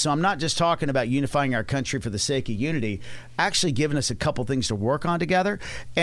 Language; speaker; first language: English; native; English